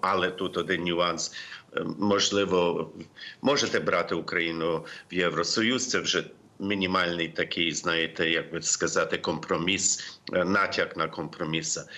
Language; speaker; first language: Ukrainian; early bilingual, heritage; Ukrainian